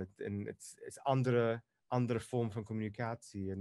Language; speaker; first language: Dutch; non-native, fluent; Greek